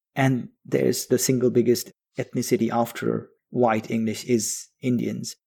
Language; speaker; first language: English; non-native, local second language; Bangla